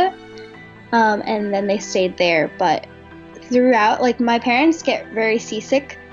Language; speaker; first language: English; native; English